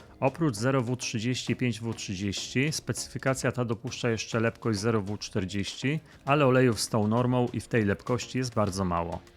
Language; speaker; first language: Polish; native; Polish